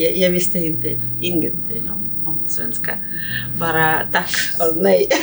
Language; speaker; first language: Swedish; non-native, learner; Russian